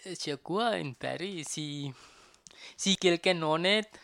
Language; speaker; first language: French; non-native, learner; Tamil